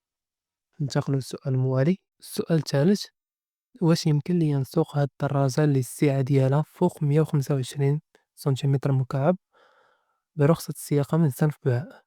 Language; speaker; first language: Arabic; native; Arabic